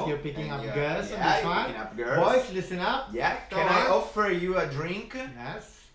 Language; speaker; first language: English; non-native, fluent; Italian